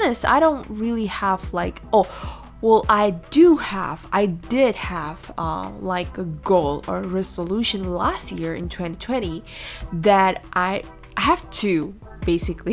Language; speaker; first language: English; non-native, fluent; Indonesian